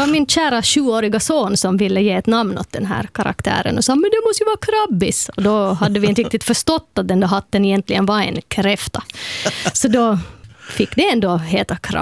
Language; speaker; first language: Swedish; native; Swedish